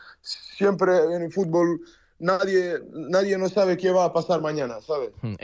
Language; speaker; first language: Spanish; non-native, learner; Serbian